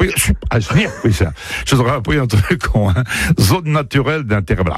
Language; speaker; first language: French; native; French